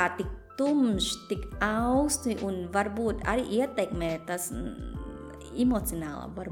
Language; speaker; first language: Latvian; non-native, fluent; Thai